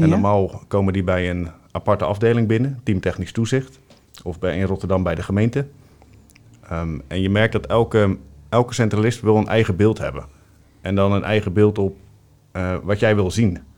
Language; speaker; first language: Dutch; native; Dutch